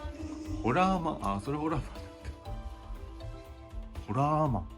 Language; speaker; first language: Japanese; native; Japanese